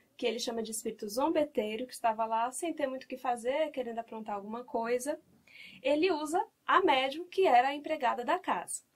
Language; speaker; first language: Portuguese; native; Portuguese